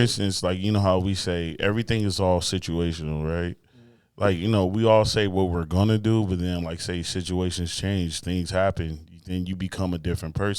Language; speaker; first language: English; native; English